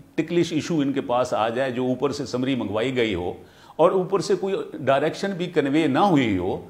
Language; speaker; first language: Urdu; native; Urdu